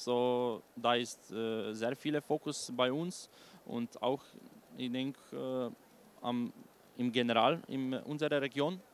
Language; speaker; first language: German; non-native, learner; Slovenian